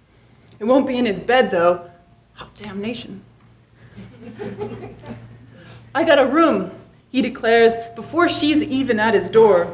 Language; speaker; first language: English; native; English